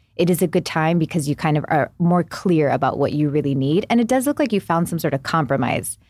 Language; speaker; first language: English; native; English